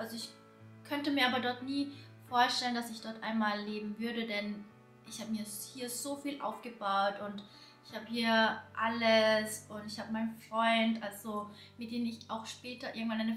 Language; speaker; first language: German; early bilingual, other home language; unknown